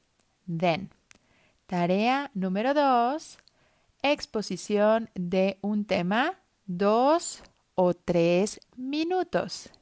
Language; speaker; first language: Spanish; non-native, fluent; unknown